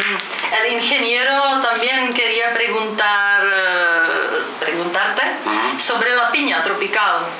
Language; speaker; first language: Spanish; non-native, fluent; Czech